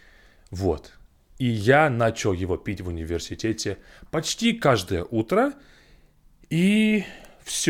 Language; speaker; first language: Russian; non-native, fluent; English